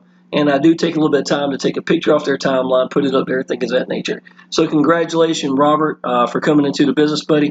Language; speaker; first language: English; native; English